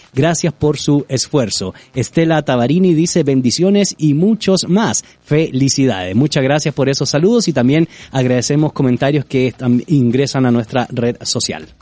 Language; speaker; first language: Spanish; native; Spanish